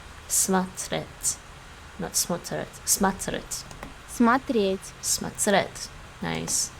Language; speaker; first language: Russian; non-native, learner; English